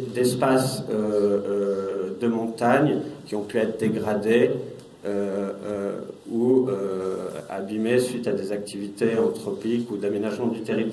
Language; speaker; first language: French; native; French